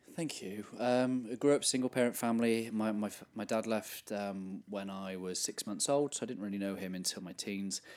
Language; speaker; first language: English; native; English